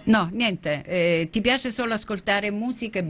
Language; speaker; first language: Italian; native; Italian